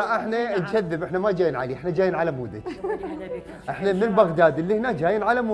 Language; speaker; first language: Arabic; native; Arabic